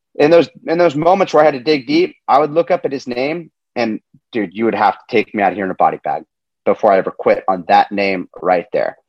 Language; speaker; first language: English; native; English